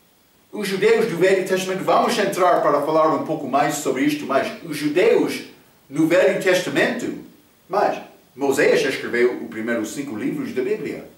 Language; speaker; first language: Portuguese; non-native, fluent; English